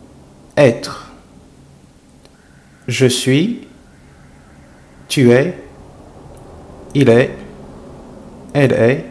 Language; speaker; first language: French; non-native, fluent; English